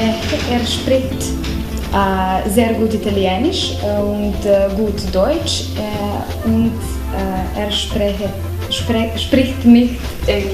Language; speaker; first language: German; non-native, learner; Serbian